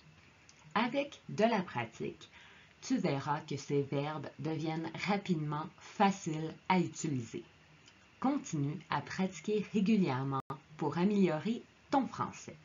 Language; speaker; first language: French; native; French